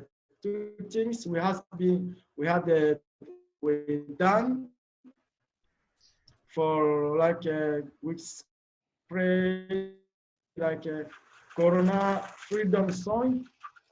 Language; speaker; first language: English; non-native, learner; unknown